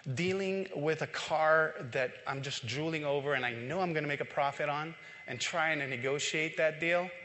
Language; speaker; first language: English; non-native, local second language; Filipino